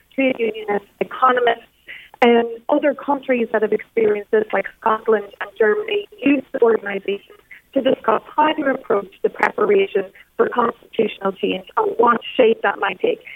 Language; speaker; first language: English; native; English